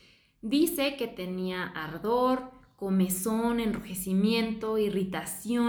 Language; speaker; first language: Spanish; native; Spanish